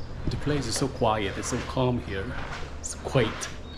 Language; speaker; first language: English; non-native, local second language; Filipino